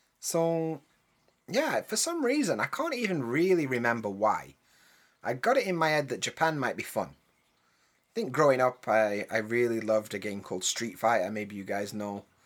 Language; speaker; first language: English; native; English